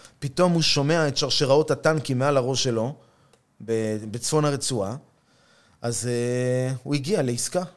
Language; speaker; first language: Hebrew; native; Hebrew